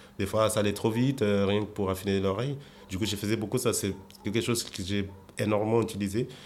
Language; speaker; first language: French; non-native, fluent; Portuguese